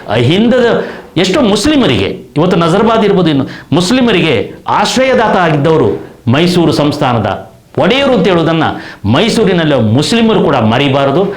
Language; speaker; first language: Kannada; non-native, local second language; Kodava